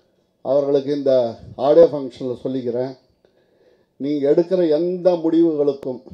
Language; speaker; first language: Tamil; native; Tamil